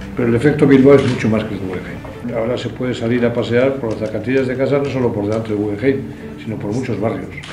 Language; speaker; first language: Spanish; non-native, local second language; Basque